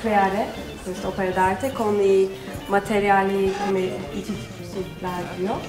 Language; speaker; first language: Italian; non-native, learner; Turkish